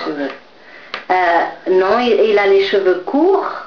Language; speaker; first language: French; non-native, fluent; English